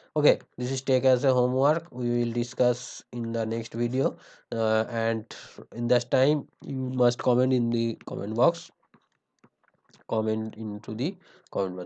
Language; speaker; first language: English; non-native, local second language; Bangla